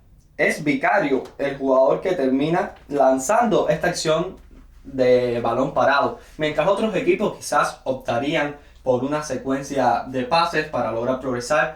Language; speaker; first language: Spanish; native; Spanish